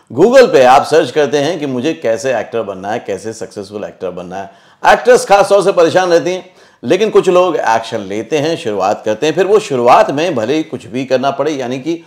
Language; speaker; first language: Hindi; native; Hindi